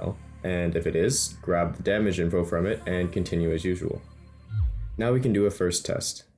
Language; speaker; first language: English; native; English